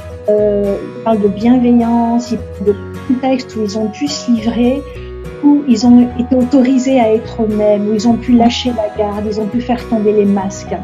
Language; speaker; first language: French; native; French